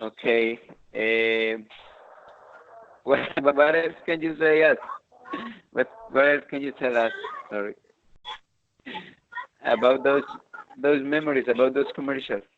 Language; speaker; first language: English; non-native, fluent; Spanish